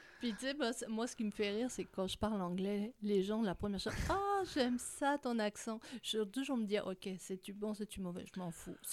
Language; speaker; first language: French; native; French